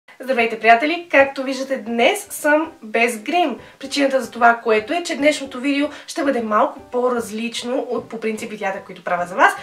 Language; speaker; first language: Bulgarian; native; Bulgarian